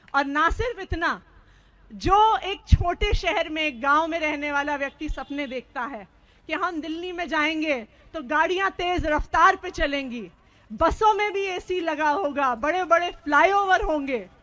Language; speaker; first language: Hindi; native; Hindi